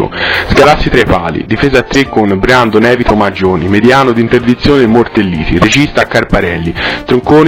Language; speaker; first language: Italian; native; Italian